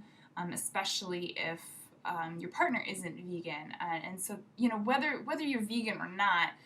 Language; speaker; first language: English; native; English